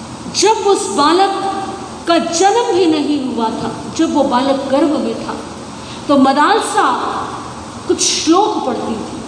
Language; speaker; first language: Hindi; native; Hindi